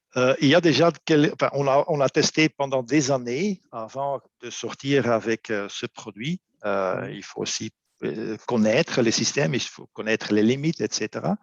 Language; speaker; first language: French; non-native, local second language; Dutch